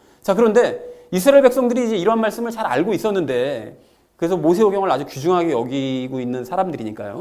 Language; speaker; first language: Korean; native; Korean